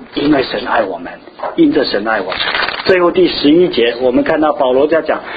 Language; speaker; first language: Chinese; native; Chinese